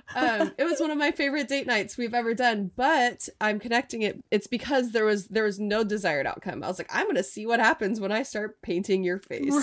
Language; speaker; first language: English; native; English